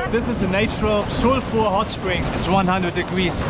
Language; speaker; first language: English; non-native, fluent; German